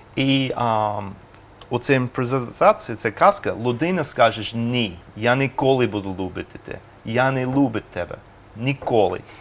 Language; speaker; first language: Ukrainian; non-native, learner; English